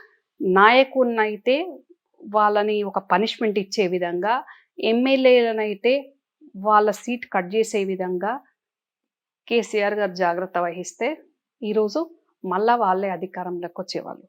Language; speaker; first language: Telugu; native; Telugu